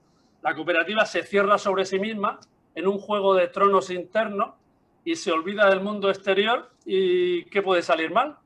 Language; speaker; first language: Spanish; native; Spanish